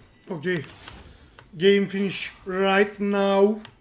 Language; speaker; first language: English; non-native, learner; Turkish